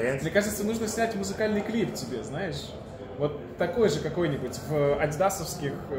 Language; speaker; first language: Russian; native; Russian